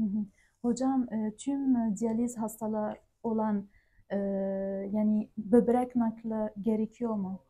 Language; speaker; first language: Turkish; non-native, fluent; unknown